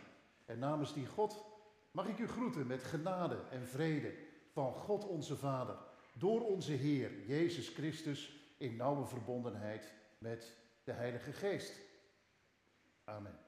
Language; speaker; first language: Dutch; native; Dutch